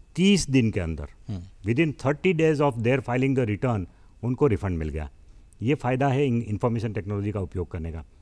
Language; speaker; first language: Hindi; non-native, local second language; Gujarati